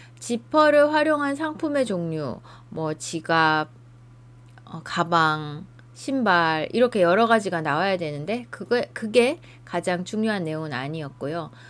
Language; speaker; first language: Korean; native; Korean